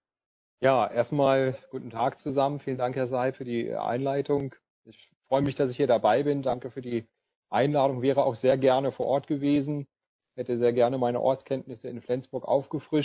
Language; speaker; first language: German; native; German